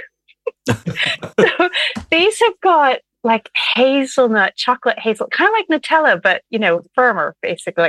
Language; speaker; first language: English; native; English